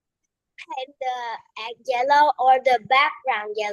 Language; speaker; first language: English; non-native, learner; Vietnamese